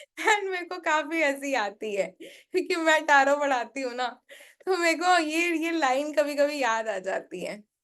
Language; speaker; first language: Hindi; non-native, local second language; Bangla